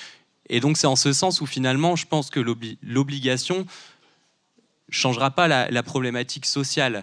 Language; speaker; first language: French; native; French